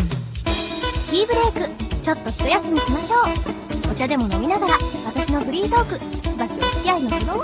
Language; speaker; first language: Japanese; native; Japanese